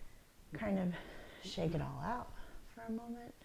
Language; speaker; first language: English; native; English